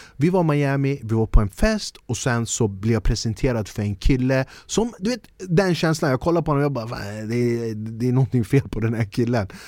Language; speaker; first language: Swedish; early bilingual, other home language; Kurdish